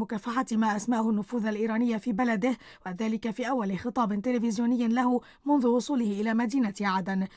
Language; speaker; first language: Arabic; native; Arabic